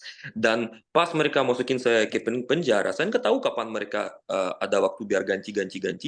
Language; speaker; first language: Indonesian; non-native, fluent; Russian